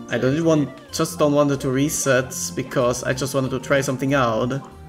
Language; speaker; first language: English; non-native, fluent; German